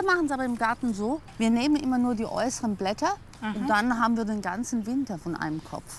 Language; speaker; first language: German; native; German